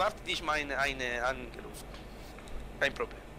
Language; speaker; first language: German; non-native, learner; Italian